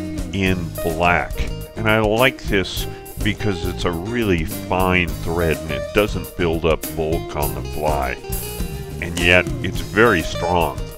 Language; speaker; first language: English; native; English